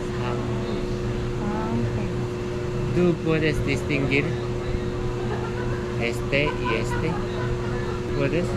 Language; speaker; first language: Spanish; non-native, learner; Korean